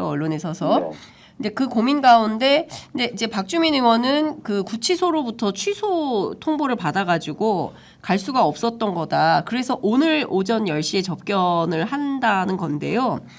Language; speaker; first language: Korean; native; Korean